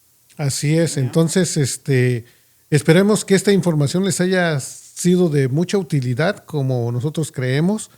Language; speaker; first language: Spanish; native; Spanish